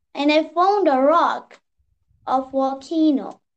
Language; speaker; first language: English; non-native, local second language; Pashto